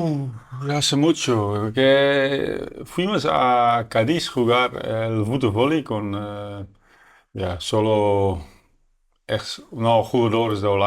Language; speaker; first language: Spanish; non-native, learner; Dutch